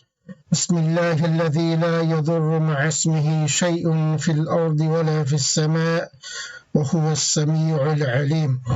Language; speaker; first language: Arabic; non-native, fluent; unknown